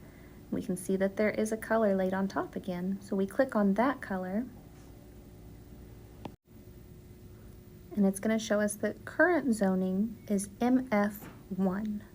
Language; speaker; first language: English; native; English